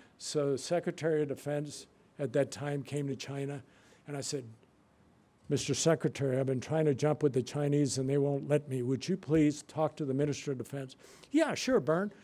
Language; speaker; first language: English; native; English